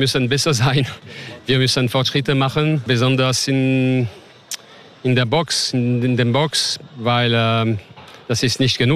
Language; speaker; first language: German; non-native, learner; French